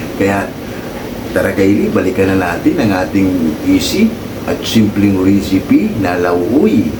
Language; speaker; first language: Filipino; non-native, local second language; Cebuano